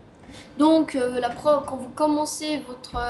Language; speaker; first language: French; native; French